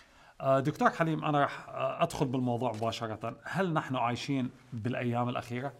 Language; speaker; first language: Arabic; native; Arabic